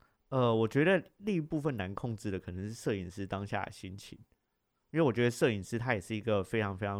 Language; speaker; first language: Chinese; native; Chinese